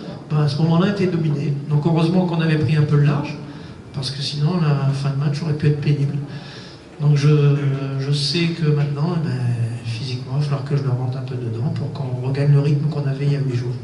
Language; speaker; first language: French; native; French